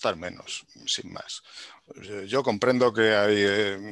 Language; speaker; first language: Spanish; native; Spanish